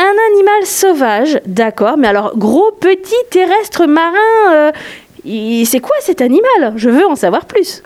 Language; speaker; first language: French; native; French